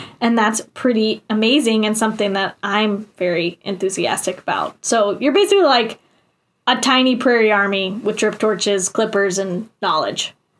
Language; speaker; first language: English; native; English